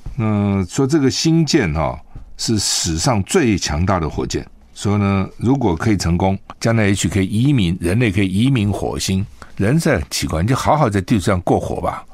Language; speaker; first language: Chinese; native; Chinese